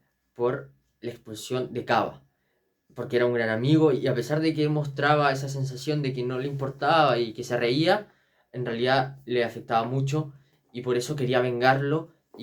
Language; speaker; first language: Spanish; native; Spanish